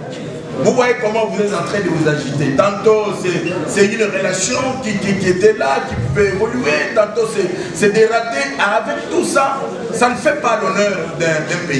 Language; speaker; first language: French; non-native, local second language; Lingala